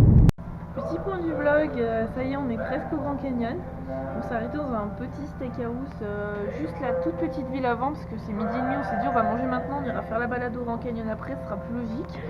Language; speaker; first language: French; native; French